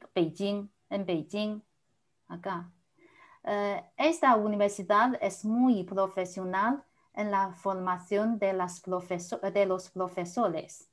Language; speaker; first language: Spanish; non-native, fluent; Chinese